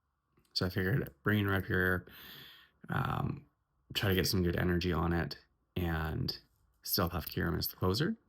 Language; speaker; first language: English; native; English